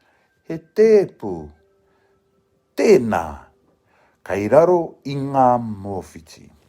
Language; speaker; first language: Māori; non-native, local second language; English